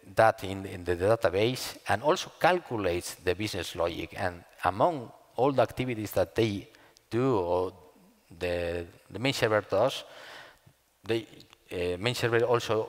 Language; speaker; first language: English; non-native, fluent; Spanish